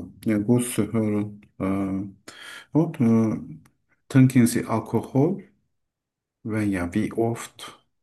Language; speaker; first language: German; non-native, learner; Turkish